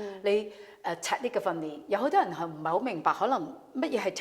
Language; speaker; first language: Cantonese; native; Cantonese